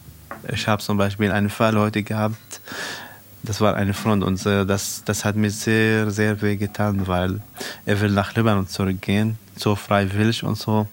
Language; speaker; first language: German; non-native, learner; Arabic